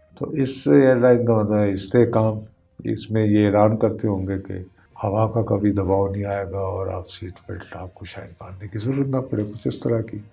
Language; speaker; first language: Urdu; non-native, local second language; Punjabi